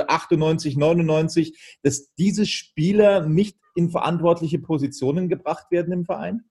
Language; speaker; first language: German; native; German